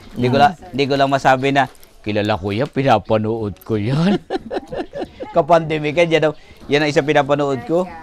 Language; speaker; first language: Filipino; native; Filipino